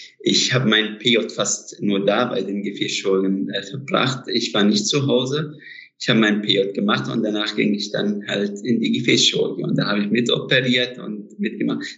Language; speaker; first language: German; non-native, fluent; Arabic